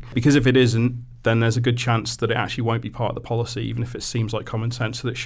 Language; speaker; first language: English; native; English